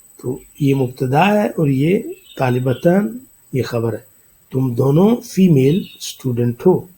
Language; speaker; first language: Urdu; native; Urdu